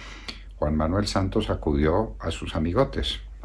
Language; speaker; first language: Spanish; native; Spanish